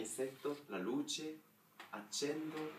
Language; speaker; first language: Italian; non-native, learner; Japanese